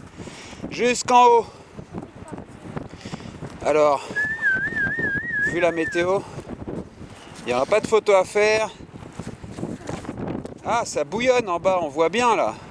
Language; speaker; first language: French; native; French